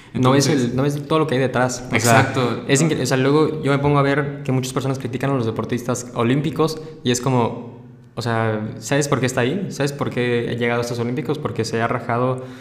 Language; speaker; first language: Spanish; native; Spanish